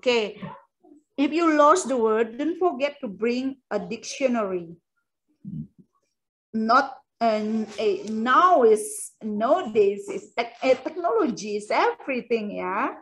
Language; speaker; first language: English; non-native, fluent; Indonesian